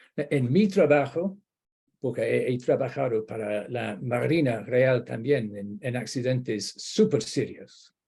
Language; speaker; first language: Spanish; non-native, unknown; English